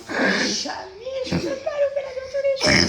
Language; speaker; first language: French; native; French